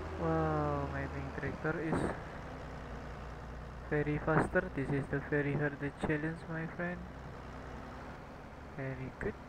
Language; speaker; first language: English; non-native, learner; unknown